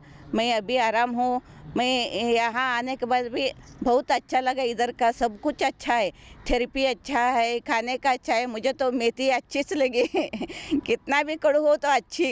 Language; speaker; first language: Hindi; non-native, local second language; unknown